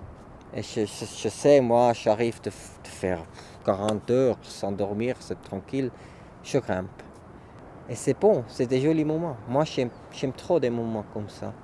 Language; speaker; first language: French; non-native, local second language; German